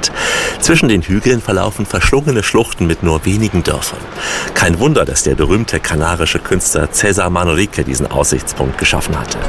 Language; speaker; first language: German; native; German